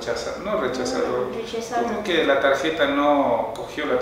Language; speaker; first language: Spanish; native; Spanish